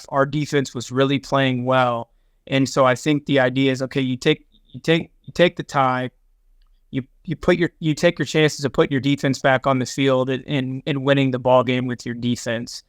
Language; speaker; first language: English; native; English